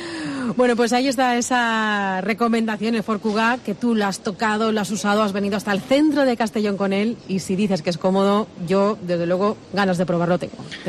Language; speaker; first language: Spanish; native; Spanish